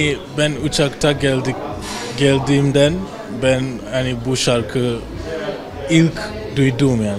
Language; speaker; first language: Turkish; non-native, fluent; Swahili